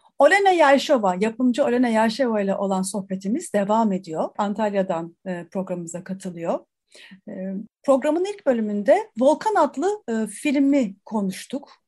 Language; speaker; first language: Turkish; native; Turkish